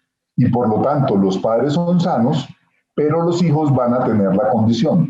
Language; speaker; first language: Spanish; native; Spanish